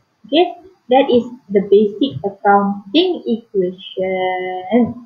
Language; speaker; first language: English; non-native, local second language; Malay